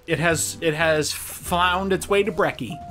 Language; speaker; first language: English; native; English